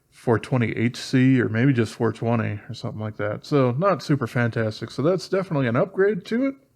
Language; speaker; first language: English; native; English